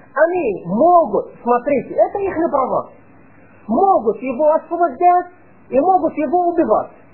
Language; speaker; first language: Russian; non-native, fluent; Arabic